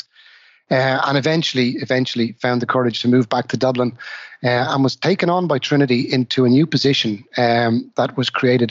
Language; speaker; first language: English; native; English